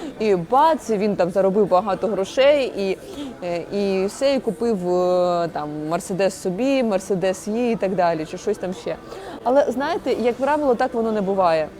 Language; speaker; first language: Ukrainian; non-native, local second language; Russian